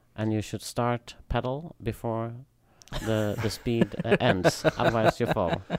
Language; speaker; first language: English; non-native, fluent; Swedish